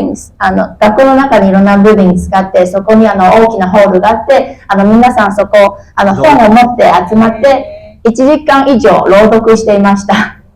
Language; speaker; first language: Japanese; non-native, fluent; Chinese